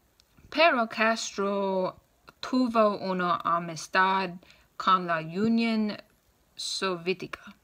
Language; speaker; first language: Spanish; non-native, learner; English